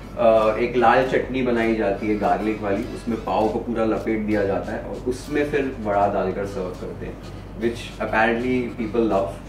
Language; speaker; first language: Hindi; non-native, local second language; Punjabi